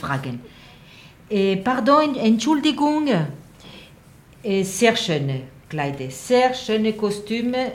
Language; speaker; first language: German; non-native, learner; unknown